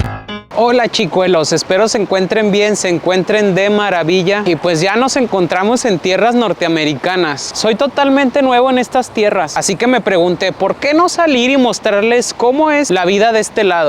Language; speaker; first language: Spanish; native; Spanish